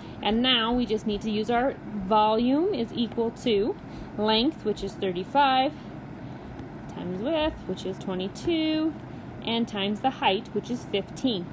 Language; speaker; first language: English; native; English